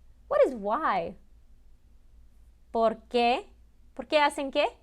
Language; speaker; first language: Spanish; early bilingual, heritage; Spanish